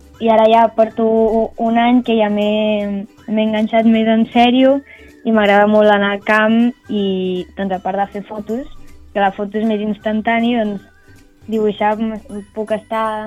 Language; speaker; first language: Catalan; native; Catalan